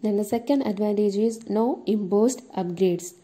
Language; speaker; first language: English; non-native, local second language; Malayalam